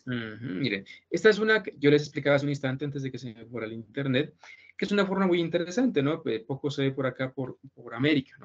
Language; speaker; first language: Spanish; native; Spanish